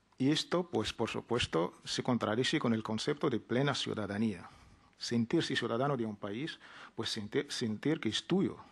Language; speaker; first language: Spanish; non-native, fluent; Arabic